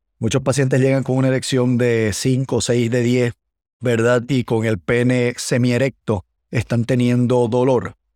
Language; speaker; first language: Spanish; native; Spanish